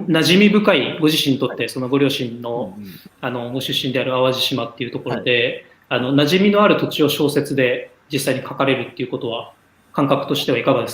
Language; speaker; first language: Japanese; native; Japanese